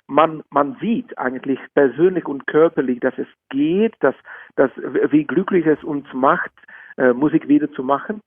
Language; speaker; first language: German; non-native, fluent; Czech